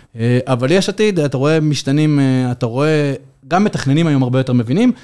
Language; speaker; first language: Hebrew; native; Hebrew